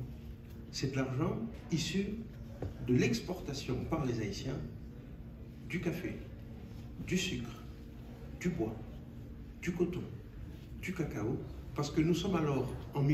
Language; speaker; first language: French; native; French